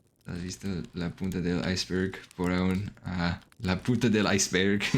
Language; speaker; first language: Spanish; non-native, learner; English